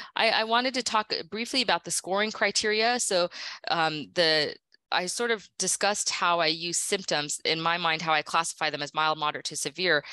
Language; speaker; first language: English; native; English